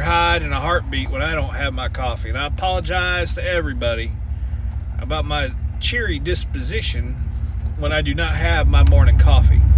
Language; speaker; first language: English; native; English